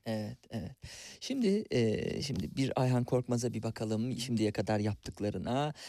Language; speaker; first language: Turkish; native; Turkish